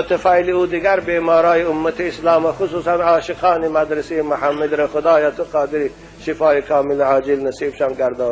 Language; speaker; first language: Persian; native; Persian